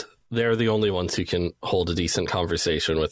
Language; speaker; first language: English; native; English